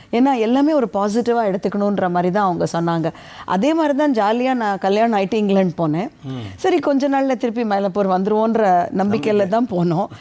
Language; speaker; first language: Tamil; native; Tamil